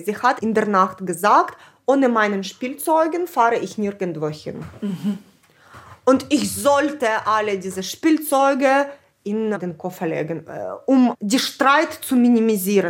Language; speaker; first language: German; non-native, fluent; Ukrainian